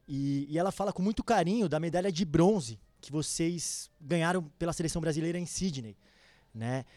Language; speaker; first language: Portuguese; native; Portuguese